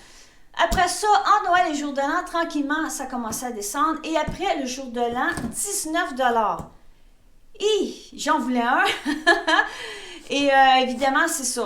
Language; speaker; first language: French; native; French